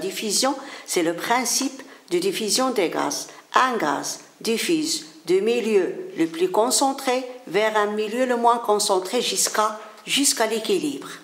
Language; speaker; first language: French; non-native, local second language; Arabic